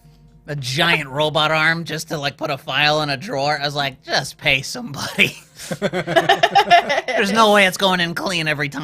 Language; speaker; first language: English; native; English